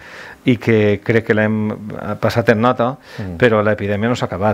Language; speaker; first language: Catalan; native; Catalan